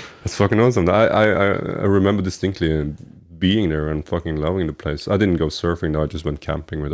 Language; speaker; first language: English; non-native, fluent; Norwegian